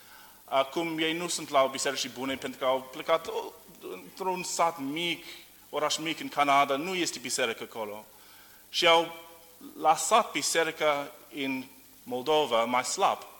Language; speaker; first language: Romanian; non-native, learner; English